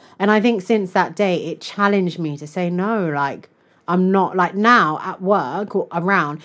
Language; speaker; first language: English; native; English